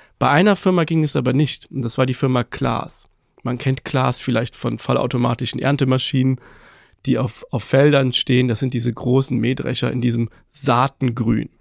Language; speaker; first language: German; early bilingual, other home language; Persian